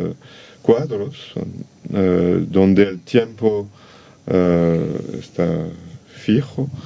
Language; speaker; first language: Spanish; non-native, learner; French